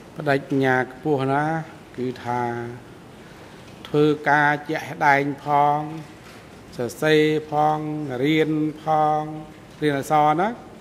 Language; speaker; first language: Khmer; non-native, local second language; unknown